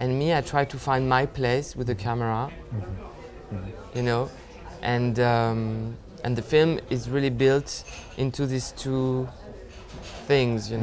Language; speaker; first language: English; non-native, fluent; French